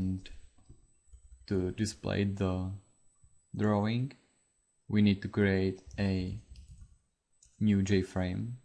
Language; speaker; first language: English; non-native, fluent; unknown